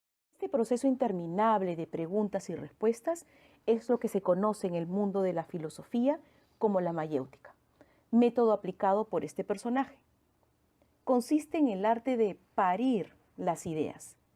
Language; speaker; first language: Spanish; native; Spanish